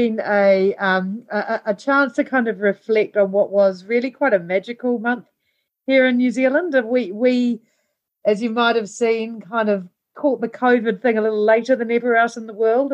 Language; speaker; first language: English; native; English